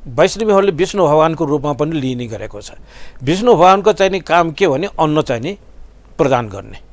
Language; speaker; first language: Nepali; non-native, local second language; Newari